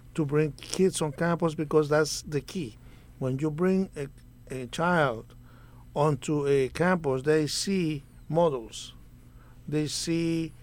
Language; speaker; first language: English; non-native, fluent; Spanish